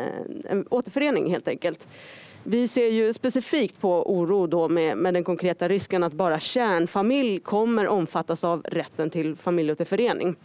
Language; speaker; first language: Swedish; native; Swedish